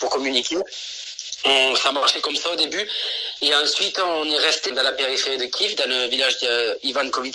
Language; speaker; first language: French; native; French